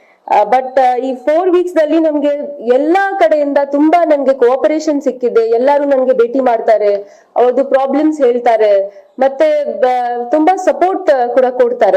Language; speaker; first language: Kannada; non-native, fluent; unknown